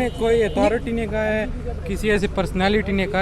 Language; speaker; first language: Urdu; non-native, local second language; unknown